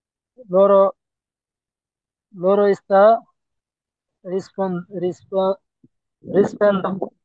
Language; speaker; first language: Italian; non-native, learner; Bangla